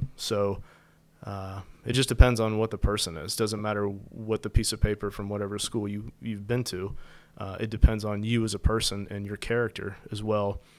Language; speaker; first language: English; native; English